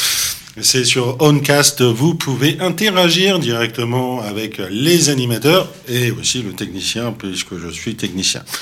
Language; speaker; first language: French; native; French